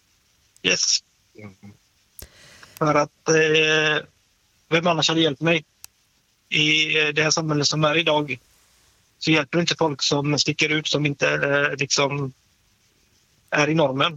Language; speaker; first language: Swedish; native; Swedish